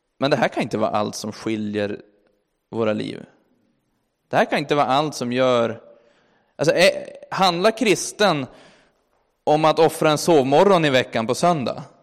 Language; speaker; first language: Swedish; native; Swedish